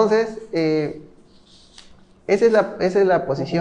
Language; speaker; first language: Spanish; native; Spanish